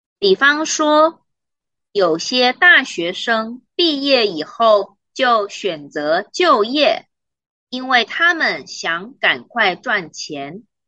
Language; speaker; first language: Chinese; native; Chinese